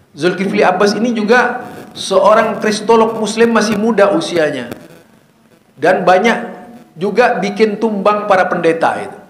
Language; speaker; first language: Indonesian; non-native, local second language; Madurese